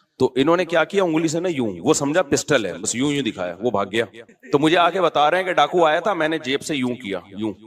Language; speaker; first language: Urdu; native; Urdu